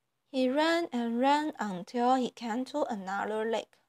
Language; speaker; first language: English; non-native, fluent; Chinese